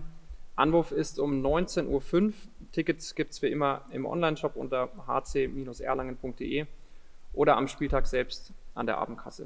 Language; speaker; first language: German; native; German